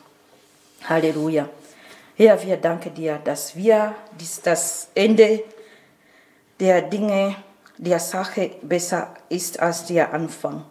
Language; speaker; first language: German; non-native, learner; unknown